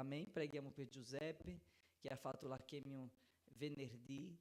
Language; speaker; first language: Italian; non-native, fluent; Portuguese